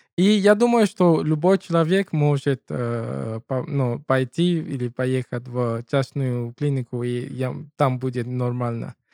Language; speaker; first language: Russian; non-native, learner; English